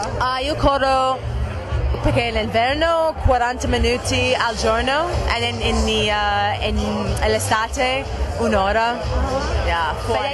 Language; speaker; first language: Italian; non-native, fluent; English